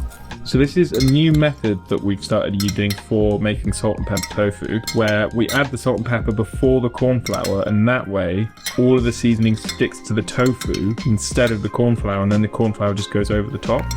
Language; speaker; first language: English; native; English